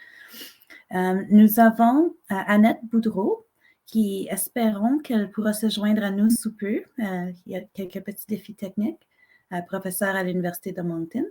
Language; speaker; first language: French; native; French